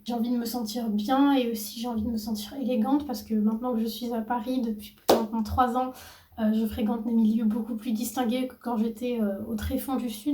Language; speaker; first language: French; native; French